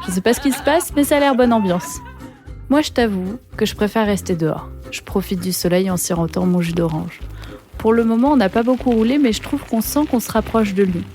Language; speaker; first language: French; native; French